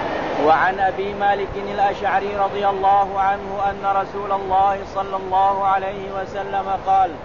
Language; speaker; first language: Arabic; non-native, fluent; Malay